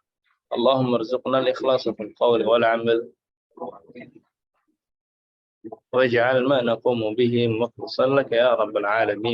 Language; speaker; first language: Arabic; non-native, fluent; Indonesian